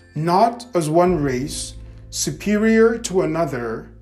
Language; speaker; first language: English; native; English